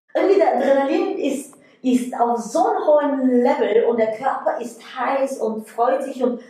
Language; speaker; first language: German; non-native, fluent; Bulgarian